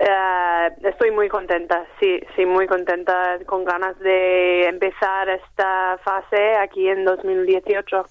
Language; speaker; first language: Spanish; non-native, fluent; English